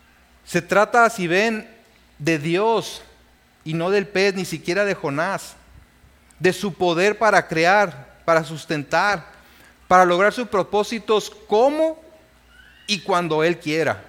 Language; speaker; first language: Spanish; native; Spanish